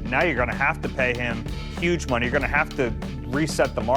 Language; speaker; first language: English; native; English